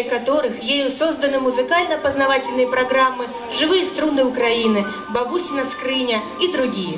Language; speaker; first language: Russian; native; Russian